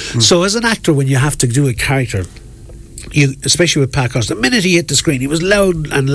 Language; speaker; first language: English; native; English